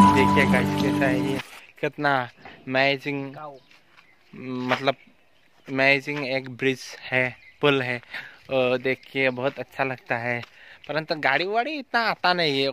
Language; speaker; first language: Hindi; non-native, local second language; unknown